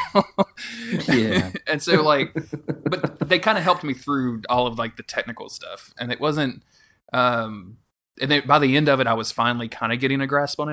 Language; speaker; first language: English; native; English